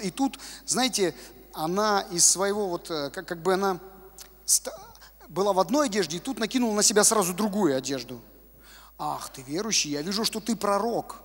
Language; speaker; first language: Russian; native; Russian